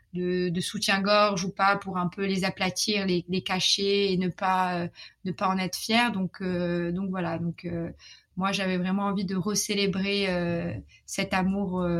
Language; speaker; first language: French; non-native, local second language; Arabic